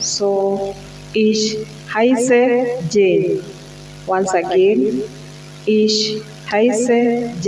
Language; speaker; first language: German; non-native, learner; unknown